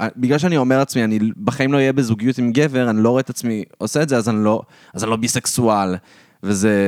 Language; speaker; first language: Hebrew; native; Hebrew